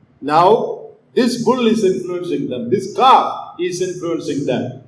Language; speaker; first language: English; non-native, local second language; Malayalam